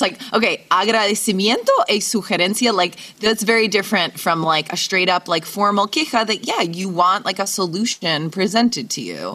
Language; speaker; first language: English; native; English